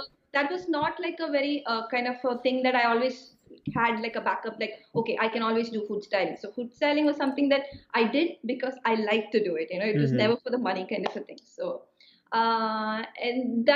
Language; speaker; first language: English; non-native, local second language; Malayalam